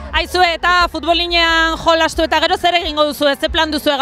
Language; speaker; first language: Basque; native; Basque